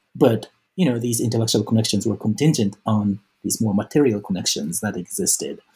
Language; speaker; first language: English; non-native, fluent; Japanese